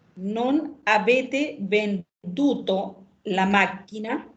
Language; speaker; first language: Italian; non-native, learner; Spanish